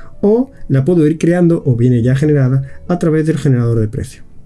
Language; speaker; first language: Spanish; native; Spanish